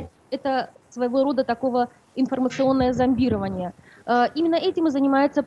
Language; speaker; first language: Russian; native; Russian